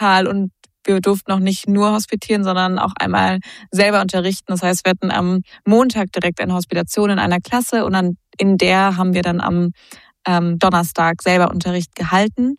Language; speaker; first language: German; native; German